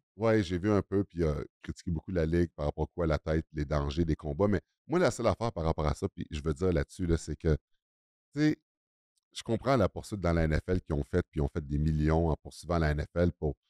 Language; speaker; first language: French; native; French